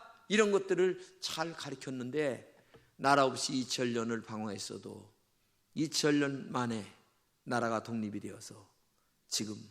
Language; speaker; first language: Korean; native; Korean